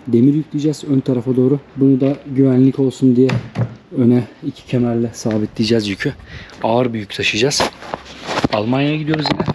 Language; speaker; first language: Turkish; native; Turkish